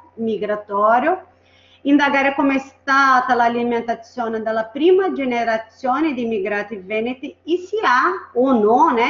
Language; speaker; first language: Italian; non-native, fluent; Portuguese